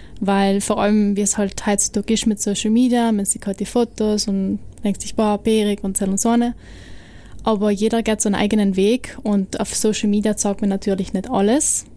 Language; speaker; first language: German; native; German